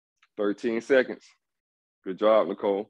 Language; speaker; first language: English; native; English